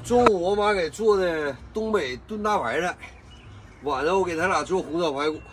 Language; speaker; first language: Chinese; native; Chinese